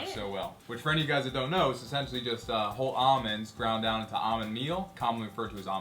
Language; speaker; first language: English; native; English